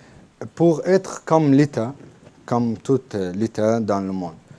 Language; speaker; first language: French; non-native, learner; Arabic